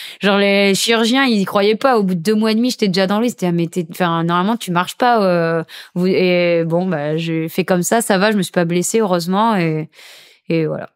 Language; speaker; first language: French; native; French